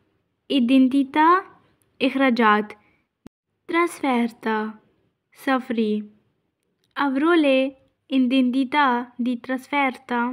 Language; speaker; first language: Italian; non-native, fluent; Urdu